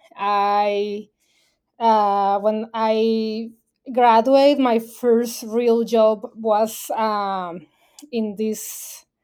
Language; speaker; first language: English; non-native, fluent; Spanish